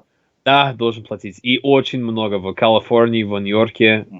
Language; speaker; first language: Russian; non-native, learner; English